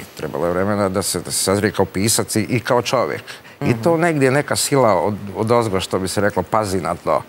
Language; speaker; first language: Croatian; native; Croatian